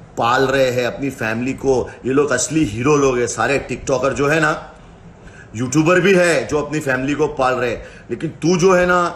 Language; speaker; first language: Hindi; non-native, local second language; Urdu